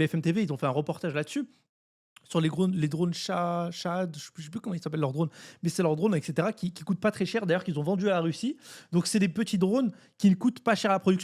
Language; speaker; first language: French; native; French